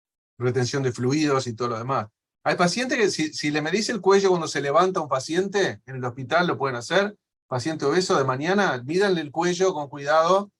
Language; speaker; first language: Spanish; native; Spanish